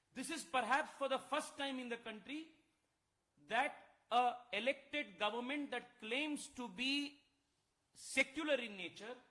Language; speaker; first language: Hindi; non-native, local second language; Kannada